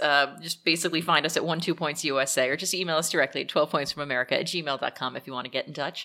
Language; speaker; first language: English; native; English